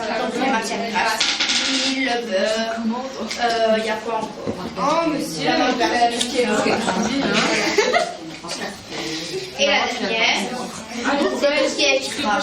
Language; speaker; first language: French; native; French